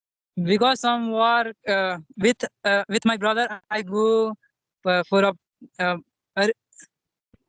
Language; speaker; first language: English; non-native, learner; Hindi